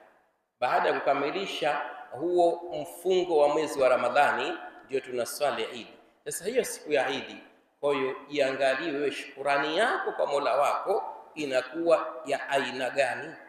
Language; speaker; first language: Swahili; native; Swahili